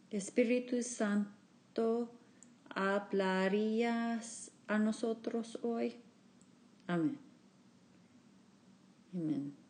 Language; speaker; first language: Spanish; non-native, learner; English